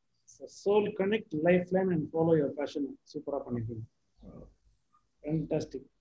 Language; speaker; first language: English; non-native, local second language; Tamil